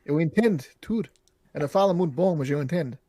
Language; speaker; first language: Portuguese; early bilingual, heritage; English